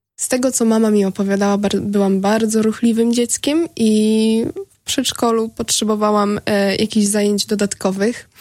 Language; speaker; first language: Polish; native; Polish